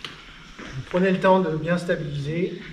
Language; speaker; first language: French; native; French